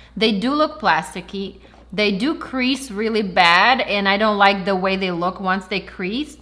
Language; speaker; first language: English; non-native, fluent; Ukrainian